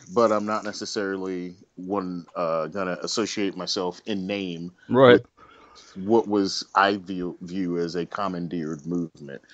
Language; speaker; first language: English; native; English